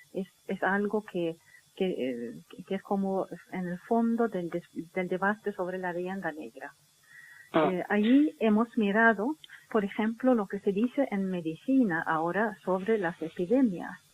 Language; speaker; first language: Spanish; non-native, fluent; Swedish